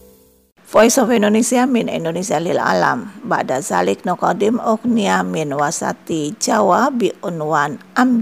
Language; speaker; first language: Arabic; non-native, fluent; Indonesian